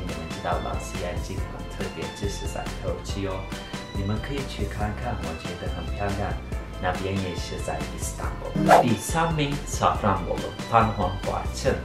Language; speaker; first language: Chinese; non-native, learner; Turkish